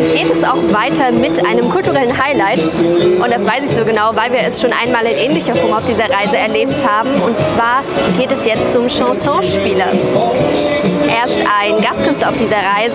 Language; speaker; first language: German; native; German